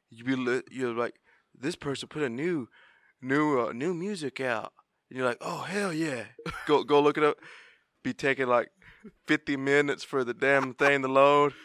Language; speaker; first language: English; early bilingual, other home language; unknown